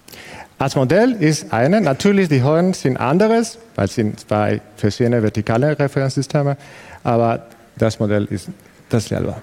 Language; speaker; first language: German; non-native, fluent; Spanish